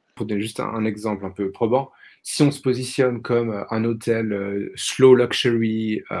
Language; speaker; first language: French; native; French